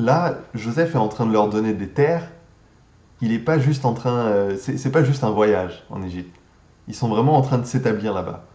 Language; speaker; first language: French; native; French